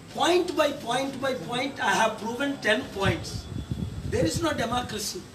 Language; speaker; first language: English; non-native, local second language; Telugu